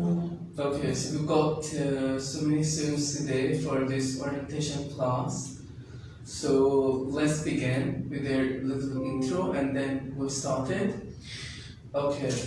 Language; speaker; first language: English; non-native, fluent; Urdu